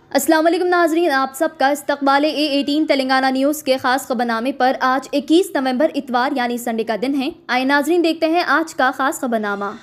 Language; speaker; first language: Urdu; native; Urdu